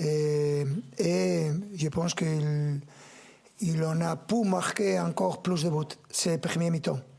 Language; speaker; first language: French; non-native, fluent; Spanish